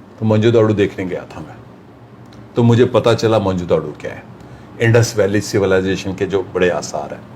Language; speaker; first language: Urdu; non-native, local second language; Punjabi